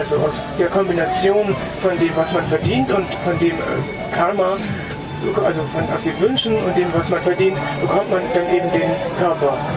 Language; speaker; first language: German; native; German